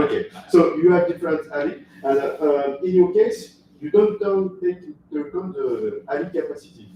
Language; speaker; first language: English; non-native, fluent; French